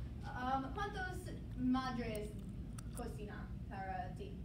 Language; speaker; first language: Spanish; non-native, learner; English